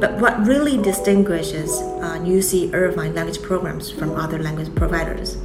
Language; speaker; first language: English; non-native, fluent; Chinese